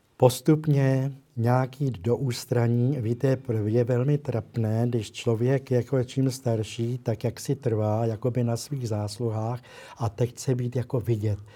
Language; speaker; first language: Czech; native; Czech